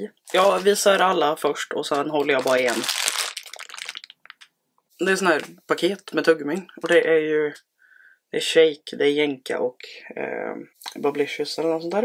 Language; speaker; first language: Swedish; native; Swedish